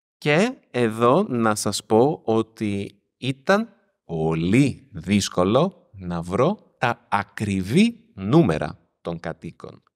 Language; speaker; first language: Greek; native; Greek